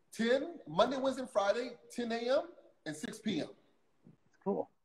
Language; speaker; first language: English; native; English